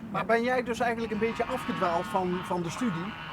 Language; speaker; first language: Dutch; native; Dutch